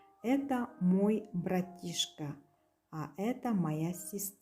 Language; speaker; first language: Russian; non-native, local second language; Kazakh